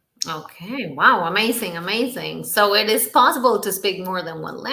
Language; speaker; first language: English; non-native, fluent; Spanish